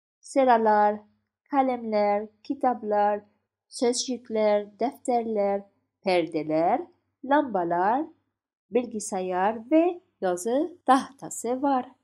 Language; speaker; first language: Turkish; non-native, fluent; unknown